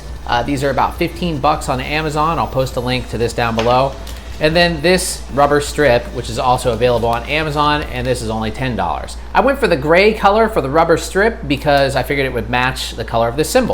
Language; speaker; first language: English; native; English